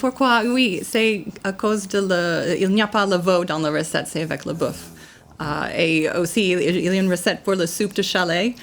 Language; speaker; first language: French; non-native, learner; English